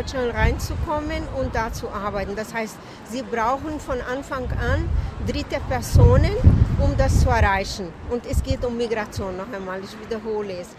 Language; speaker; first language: German; non-native, fluent; Portuguese